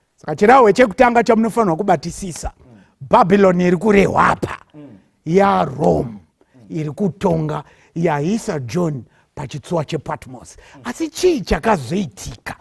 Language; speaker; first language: Shona; native; Shona